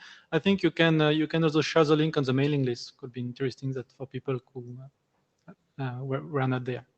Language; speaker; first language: English; non-native, fluent; French